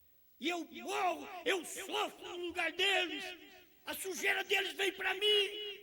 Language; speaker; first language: Portuguese; native; Portuguese